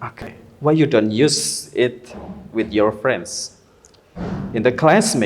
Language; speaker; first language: English; non-native, learner; Indonesian